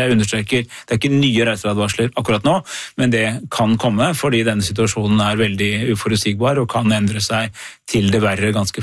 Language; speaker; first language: Norwegian; native; Norwegian